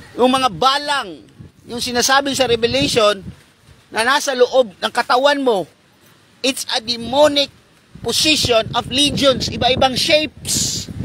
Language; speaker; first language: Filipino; non-native, local second language; Cebuano